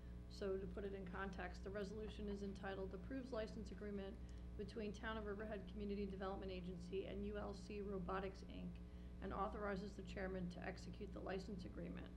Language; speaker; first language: English; native; English